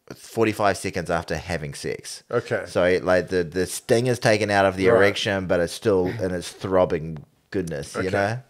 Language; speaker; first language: English; native; English